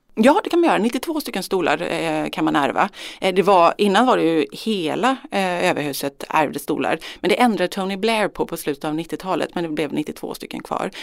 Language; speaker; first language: Swedish; native; Swedish